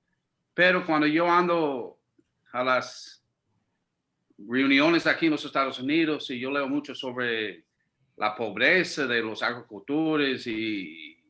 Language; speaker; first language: Spanish; non-native, fluent; English